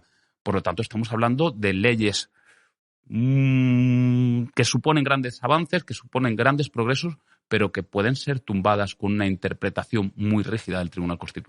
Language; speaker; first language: Spanish; native; Spanish